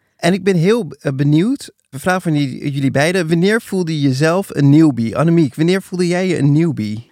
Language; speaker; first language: Dutch; native; Dutch